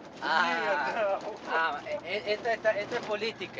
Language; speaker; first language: Russian; non-native, learner; Italian